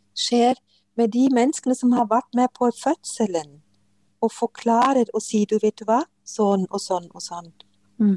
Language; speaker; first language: Norwegian; non-native, fluent; German